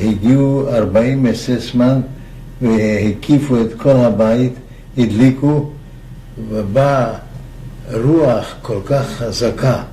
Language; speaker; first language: Hebrew; non-native, fluent; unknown